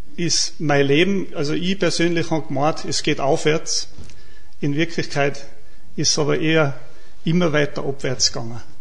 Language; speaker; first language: German; native; German